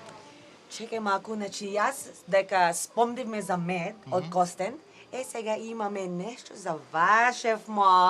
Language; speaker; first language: Macedonian; non-native, learner; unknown